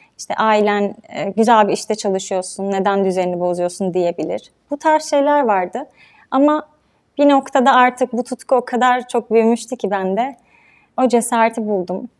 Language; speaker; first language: Turkish; native; Turkish